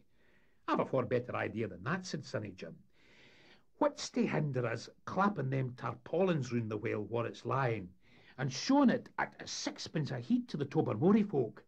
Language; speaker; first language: English; native; English